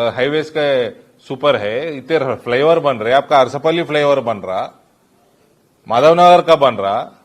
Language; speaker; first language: Hindi; non-native, local second language; Telugu